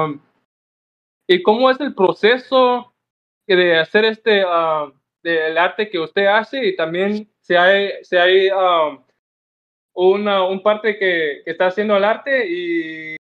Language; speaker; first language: Spanish; non-native, learner; English